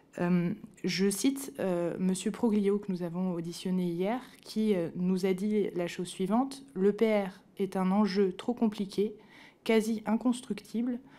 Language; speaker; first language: French; native; French